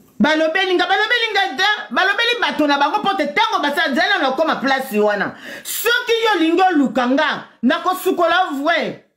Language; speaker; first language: Lingala; native; Lingala